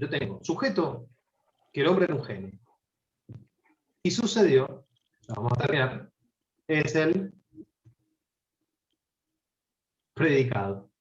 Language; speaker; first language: Spanish; native; Spanish